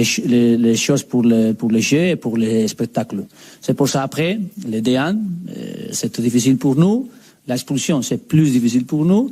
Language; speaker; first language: French; non-native, learner; Spanish